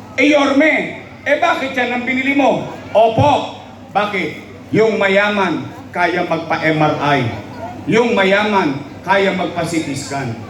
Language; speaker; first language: Filipino; native; Filipino